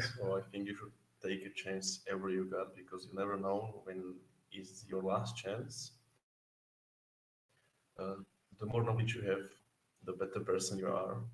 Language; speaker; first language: English; non-native, fluent; Slovak